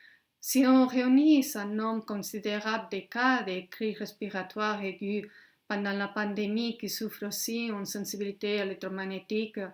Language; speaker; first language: French; non-native, fluent; Spanish